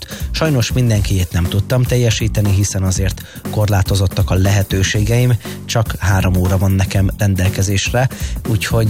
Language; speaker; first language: Hungarian; native; Hungarian